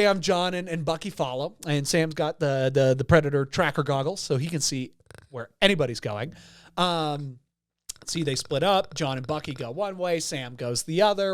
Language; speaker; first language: English; native; English